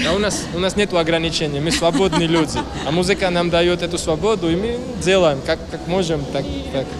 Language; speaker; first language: Ukrainian; non-native, learner; Georgian